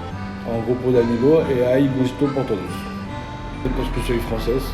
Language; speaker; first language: Spanish; non-native, learner; French